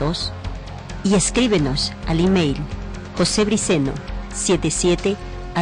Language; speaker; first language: Spanish; native; Spanish